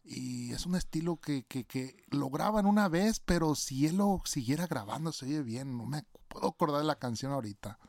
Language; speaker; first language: Spanish; early bilingual, other home language; English